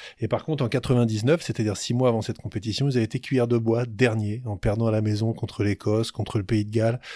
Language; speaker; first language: French; native; French